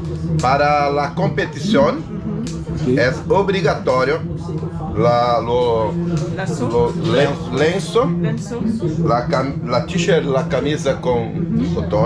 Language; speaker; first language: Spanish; non-native, learner; Portuguese